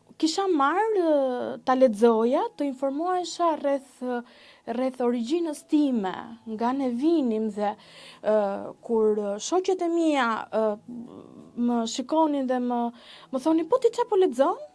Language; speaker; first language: Albanian; native; Albanian